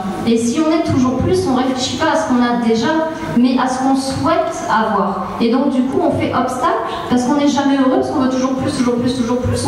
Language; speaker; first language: French; native; French